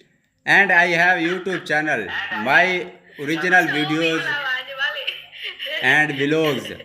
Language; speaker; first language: English; non-native, learner; Urdu